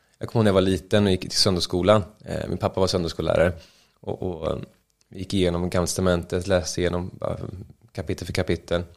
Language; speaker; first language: Swedish; native; Swedish